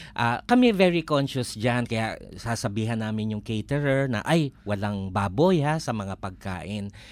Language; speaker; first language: Filipino; native; Filipino